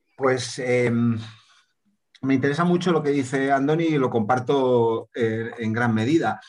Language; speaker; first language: Spanish; native; Spanish